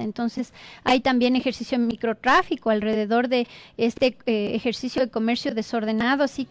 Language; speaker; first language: Spanish; native; Spanish